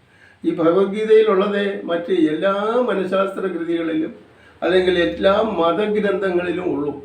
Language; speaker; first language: Malayalam; native; Malayalam